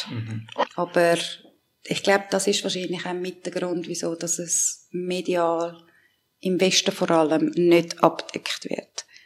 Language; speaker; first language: German; early bilingual, other home language; Persian